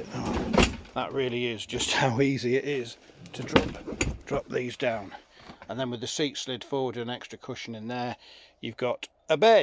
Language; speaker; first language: English; native; English